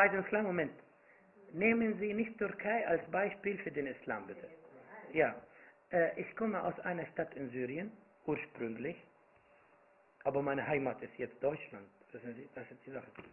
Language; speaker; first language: German; non-native, fluent; Arabic